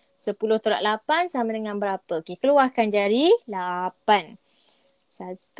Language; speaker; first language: Malay; native; Malay